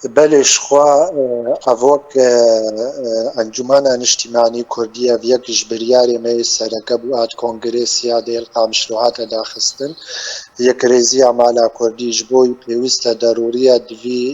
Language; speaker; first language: Kurdish; native; Kurdish